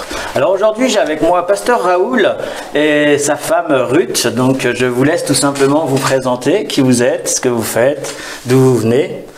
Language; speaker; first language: French; native; French